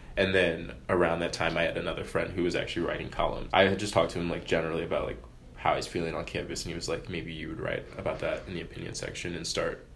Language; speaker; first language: English; native; English